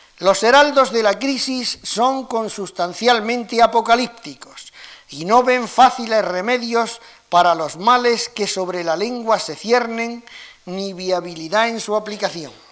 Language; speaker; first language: Spanish; native; Spanish